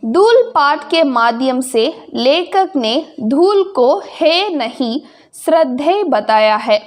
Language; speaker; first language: Hindi; non-native, local second language; Tamil